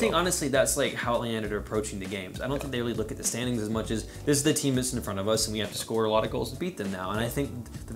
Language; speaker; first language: English; native; English